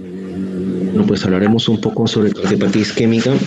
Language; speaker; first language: Spanish; native; Spanish